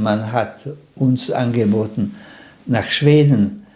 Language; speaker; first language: German; non-native, fluent; Slovak